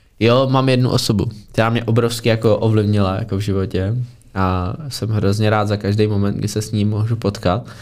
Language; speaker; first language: Czech; native; Czech